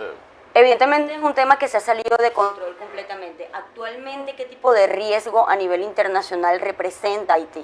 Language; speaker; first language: Spanish; native; Spanish